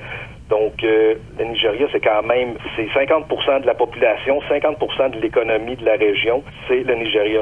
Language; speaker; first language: French; native; French